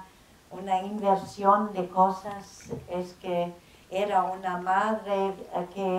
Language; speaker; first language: Spanish; non-native, fluent; German